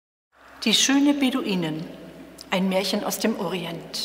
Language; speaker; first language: German; native; German